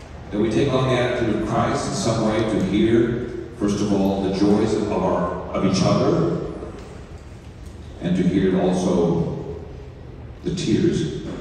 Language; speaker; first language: English; early bilingual, other home language; Spanish